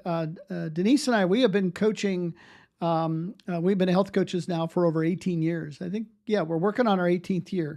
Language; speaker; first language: English; native; English